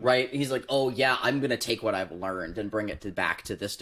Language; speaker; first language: English; native; English